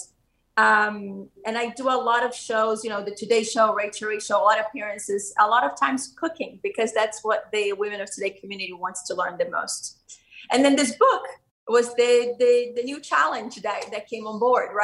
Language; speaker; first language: English; non-native, fluent; Portuguese